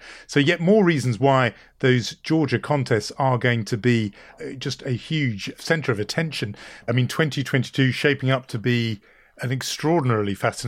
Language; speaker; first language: English; native; English